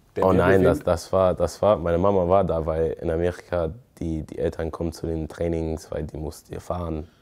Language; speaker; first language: German; non-native, fluent; English